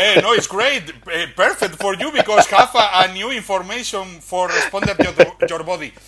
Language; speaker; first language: English; non-native, learner; Spanish